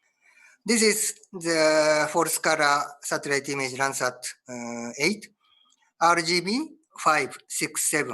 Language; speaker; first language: English; non-native, learner; Japanese